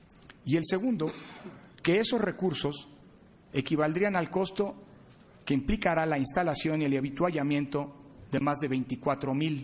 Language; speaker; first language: Spanish; native; Spanish